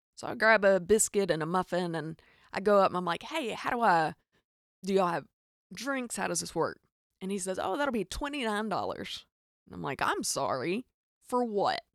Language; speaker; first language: English; native; English